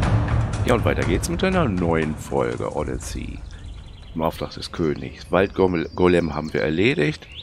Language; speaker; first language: German; native; German